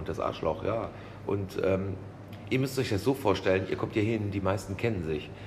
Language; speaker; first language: German; native; German